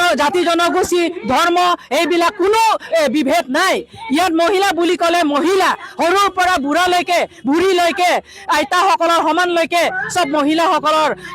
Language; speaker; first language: Assamese; non-native, local second language; Karbi